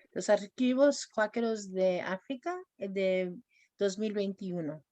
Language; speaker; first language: Spanish; non-native, fluent; English